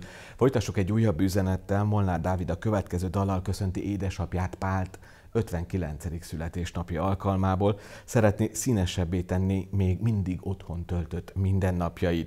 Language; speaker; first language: Hungarian; native; Hungarian